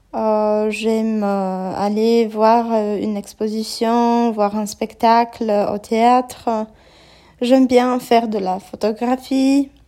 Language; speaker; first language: French; non-native, fluent; Polish